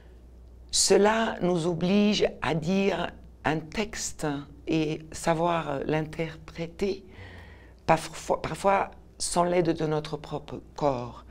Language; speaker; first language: French; non-native, fluent; Portuguese